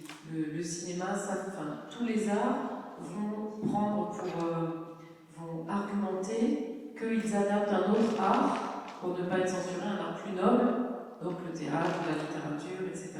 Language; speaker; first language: French; native; French